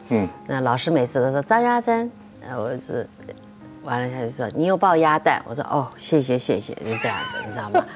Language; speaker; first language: Chinese; early bilingual, other home language; Japanese